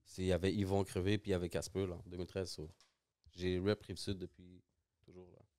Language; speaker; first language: French; early bilingual, other home language; Spanish